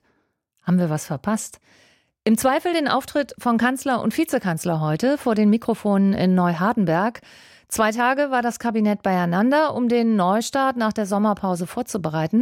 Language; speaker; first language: German; native; German